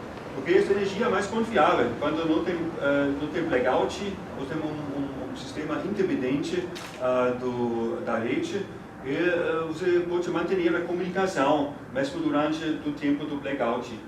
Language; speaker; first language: Portuguese; non-native, fluent; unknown